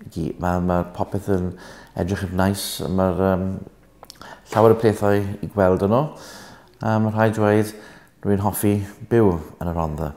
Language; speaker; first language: Welsh; non-native, local second language; English